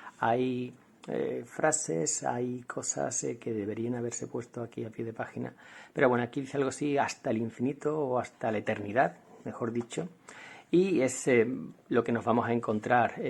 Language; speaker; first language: Spanish; native; Spanish